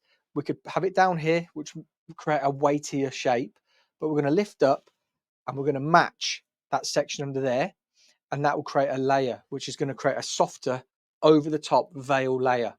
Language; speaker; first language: English; native; English